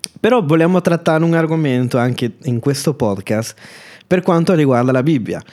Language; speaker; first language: Italian; non-native, fluent; Spanish